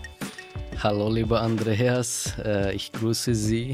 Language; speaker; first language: German; non-native, fluent; Persian